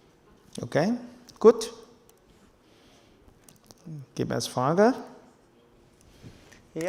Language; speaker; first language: German; non-native, learner; Chinese